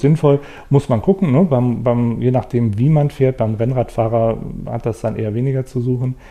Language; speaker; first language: German; native; German